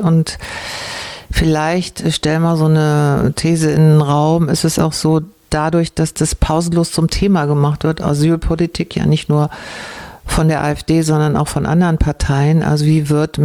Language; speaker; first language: German; native; German